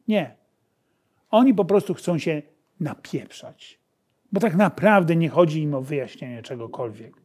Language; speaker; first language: Polish; native; Polish